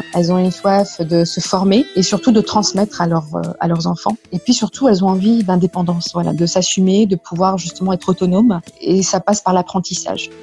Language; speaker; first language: French; native; French